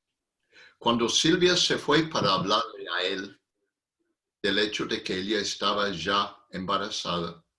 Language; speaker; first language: Spanish; non-native, fluent; English